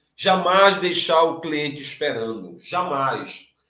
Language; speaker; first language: Portuguese; native; Portuguese